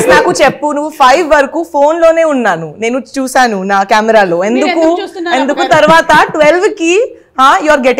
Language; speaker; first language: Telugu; non-native, learner; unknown